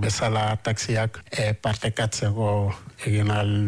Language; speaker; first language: Basque; non-native, fluent; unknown